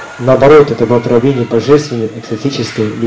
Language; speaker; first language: Russian; native; Russian